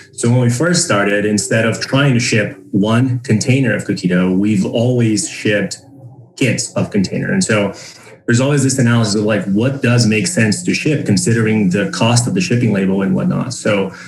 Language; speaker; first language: English; non-native, fluent; Portuguese